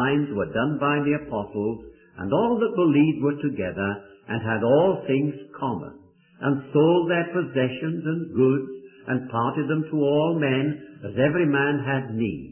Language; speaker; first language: English; native; English